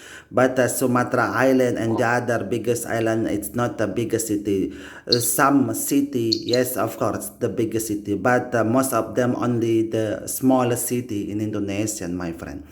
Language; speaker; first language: English; non-native, learner; Indonesian